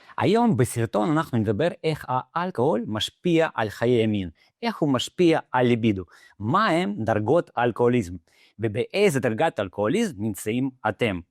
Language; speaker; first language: Hebrew; non-native, fluent; Russian